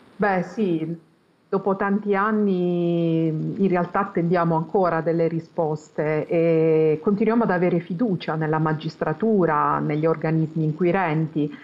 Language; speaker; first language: Italian; native; Italian